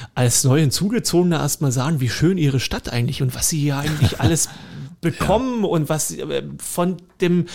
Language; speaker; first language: German; native; German